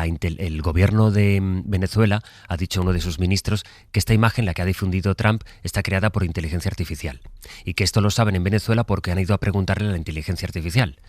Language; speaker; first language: Spanish; native; Spanish